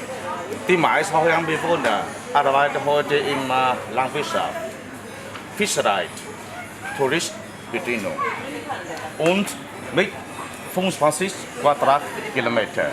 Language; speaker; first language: German; non-native, learner; Vietnamese